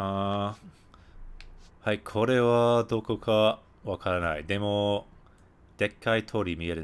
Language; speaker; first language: Japanese; non-native, fluent; English